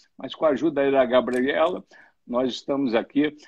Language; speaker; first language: Portuguese; native; Portuguese